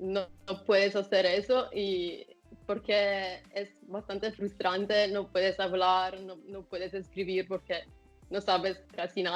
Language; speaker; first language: Spanish; non-native, fluent; Italian